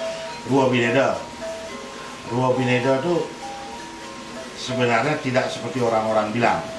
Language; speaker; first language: Indonesian; non-native, local second language; Balinese